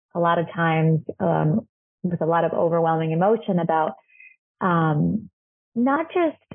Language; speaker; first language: English; non-native, fluent; Spanish